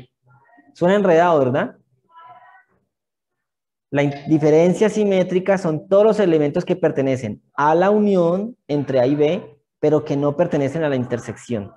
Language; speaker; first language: Spanish; native; Spanish